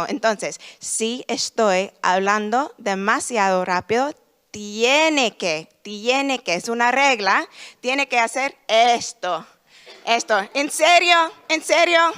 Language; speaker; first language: Spanish; non-native, learner; English